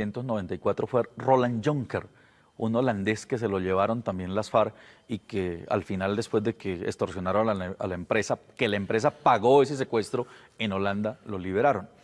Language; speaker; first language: Spanish; native; Spanish